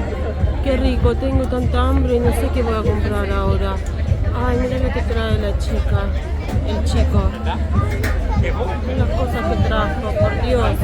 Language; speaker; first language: Spanish; non-native, fluent; Russian